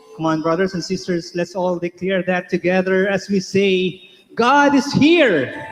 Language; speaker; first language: English; non-native, local second language; Filipino